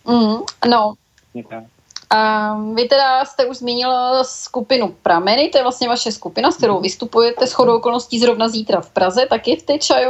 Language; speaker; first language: Czech; native; Czech